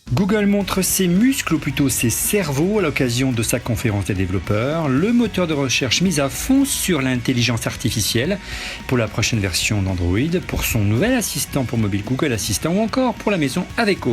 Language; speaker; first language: French; native; French